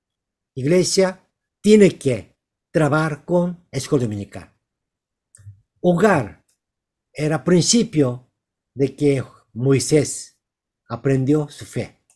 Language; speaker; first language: Spanish; non-native, learner; Korean